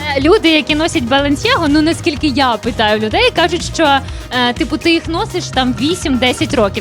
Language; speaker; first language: Ukrainian; native; Ukrainian